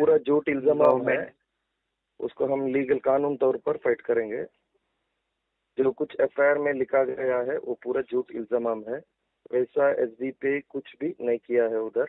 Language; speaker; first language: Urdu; non-native, local second language; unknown